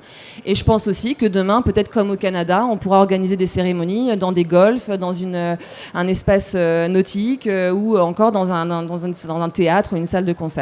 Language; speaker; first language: French; native; French